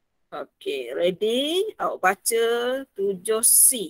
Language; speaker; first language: English; non-native, local second language; Malay